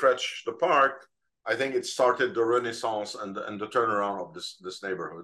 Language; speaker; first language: English; non-native, fluent; Arabic